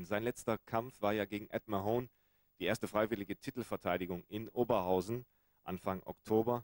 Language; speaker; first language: German; native; German